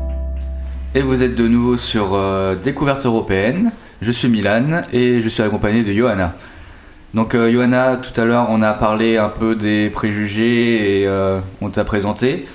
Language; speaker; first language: French; native; French